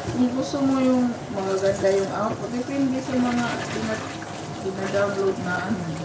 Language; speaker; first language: Filipino; non-native, local second language; Waray